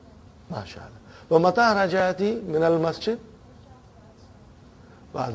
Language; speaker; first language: Arabic; non-native, fluent; Bangla